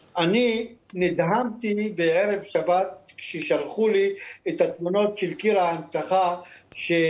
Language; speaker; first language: Hebrew; non-native, local second language; Arabic